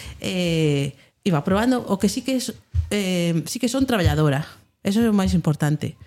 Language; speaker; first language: Galician; non-native, local second language; Spanish